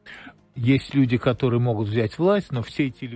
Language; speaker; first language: Polish; non-native, learner; Russian